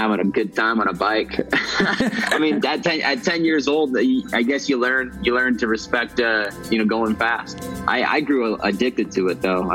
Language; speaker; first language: English; native; English